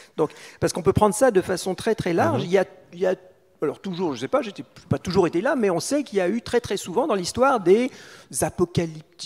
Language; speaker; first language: French; native; French